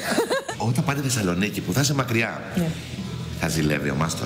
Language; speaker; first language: Greek; native; Greek